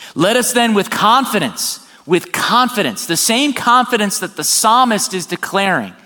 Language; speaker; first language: English; native; English